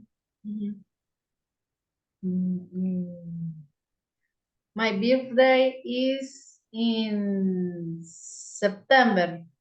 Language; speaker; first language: English; non-native, learner; Spanish